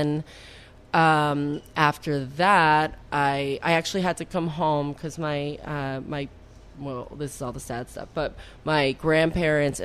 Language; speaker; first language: English; native; English